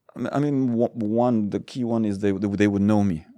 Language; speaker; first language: English; non-native, fluent; Romanian